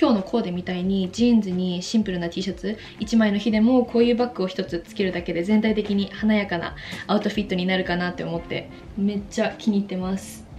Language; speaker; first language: Japanese; early bilingual, heritage; Japanese